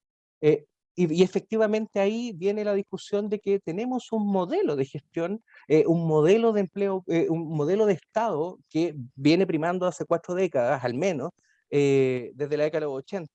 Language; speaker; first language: Spanish; native; Spanish